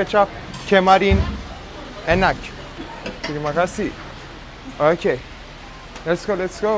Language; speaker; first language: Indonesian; non-native, learner; Persian